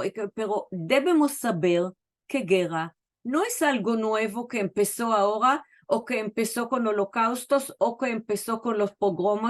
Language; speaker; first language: Spanish; non-native, fluent; Hebrew